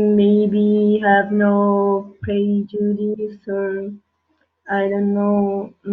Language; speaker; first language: English; non-native, learner; Italian